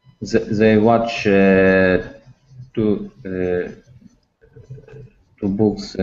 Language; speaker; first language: English; non-native, learner; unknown